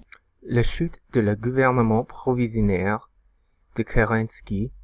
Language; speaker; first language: French; non-native, learner; English